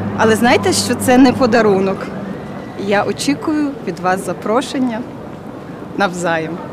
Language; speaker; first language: Ukrainian; native; Ukrainian